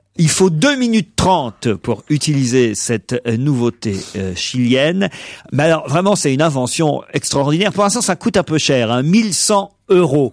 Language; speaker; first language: French; native; French